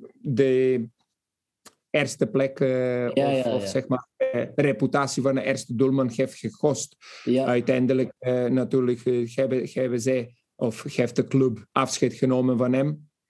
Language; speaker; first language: Dutch; non-native, fluent; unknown